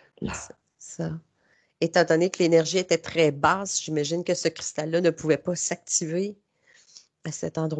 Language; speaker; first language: French; native; French